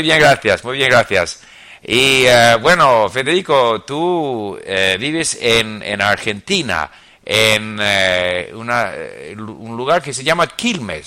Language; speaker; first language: Spanish; non-native, fluent; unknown